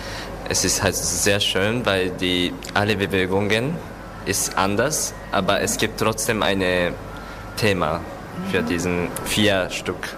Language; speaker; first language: German; non-native, learner; Japanese